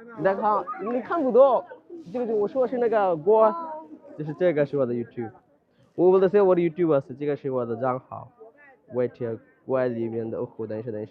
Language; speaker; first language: Chinese; non-native, learner; Bangla